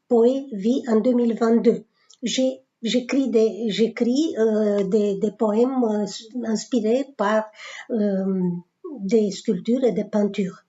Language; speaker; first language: French; non-native, fluent; Romanian